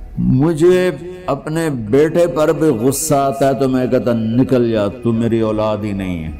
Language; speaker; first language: Urdu; non-native, local second language; Punjabi